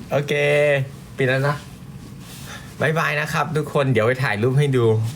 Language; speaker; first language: Thai; native; Thai